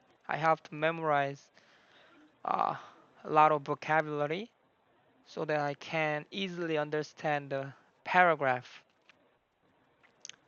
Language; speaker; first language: English; non-native, learner; Korean